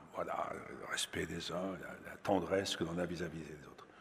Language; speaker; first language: French; native; French